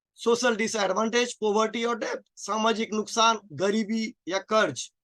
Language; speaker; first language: Hindi; native; Hindi